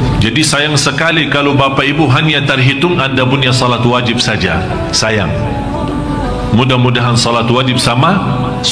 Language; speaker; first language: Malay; non-native, fluent; Arabic